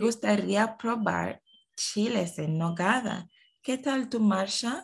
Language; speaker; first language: Spanish; non-native, fluent; English